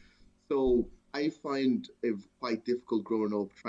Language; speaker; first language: English; native; English